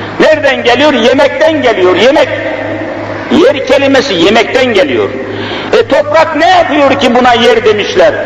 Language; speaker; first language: Turkish; native; Turkish